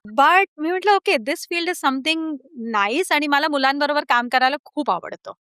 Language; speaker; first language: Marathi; early bilingual, heritage; Marathi